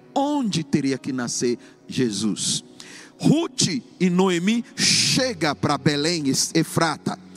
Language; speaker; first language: Portuguese; non-native, fluent; English